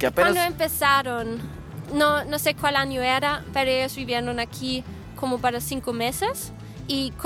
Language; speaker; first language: Spanish; non-native, fluent; German